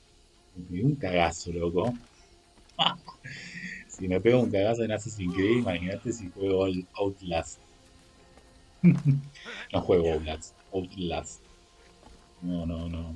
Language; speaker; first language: Spanish; native; Spanish